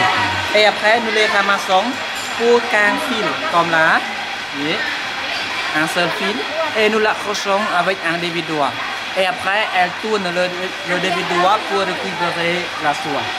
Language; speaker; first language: French; non-native, fluent; Khmer